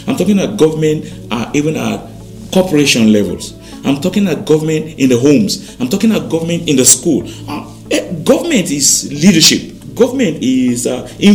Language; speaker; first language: English; non-native, local second language; Yoruba